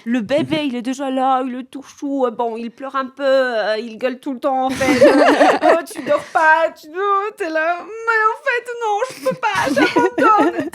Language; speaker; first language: French; non-native, fluent; Polish